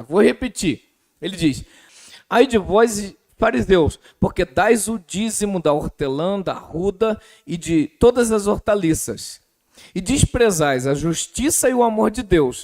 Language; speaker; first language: Portuguese; native; Portuguese